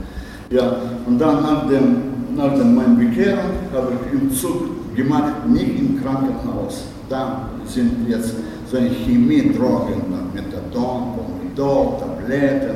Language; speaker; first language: German; non-native, learner; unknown